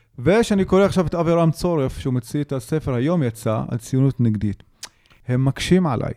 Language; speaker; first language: Hebrew; non-native, local second language; Arabic